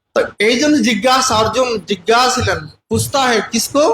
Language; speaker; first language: Hindi; non-native, local second language; Bangla